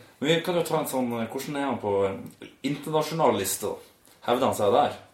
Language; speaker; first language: Norwegian; native; Norwegian